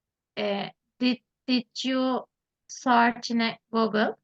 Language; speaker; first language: English; non-native, learner; Turkish